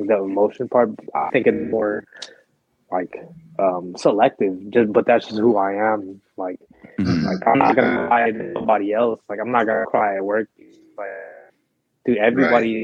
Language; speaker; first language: English; early bilingual, other home language; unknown